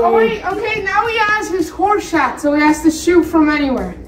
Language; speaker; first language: English; native; English